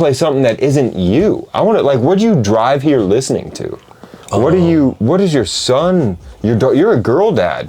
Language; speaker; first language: English; native; English